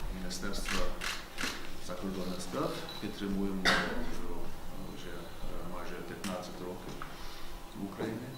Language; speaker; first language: Ukrainian; non-native, fluent; Norwegian